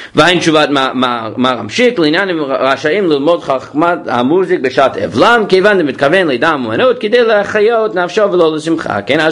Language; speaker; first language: Hebrew; non-native, fluent; English